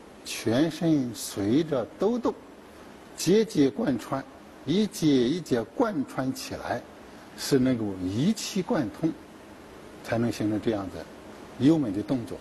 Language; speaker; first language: Chinese; native; Chinese